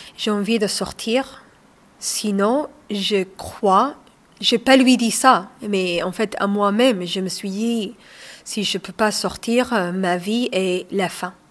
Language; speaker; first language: French; non-native, learner; Somali